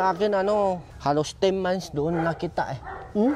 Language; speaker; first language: Filipino; non-native, learner; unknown